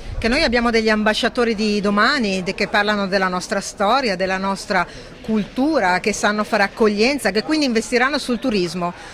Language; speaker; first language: Italian; native; Italian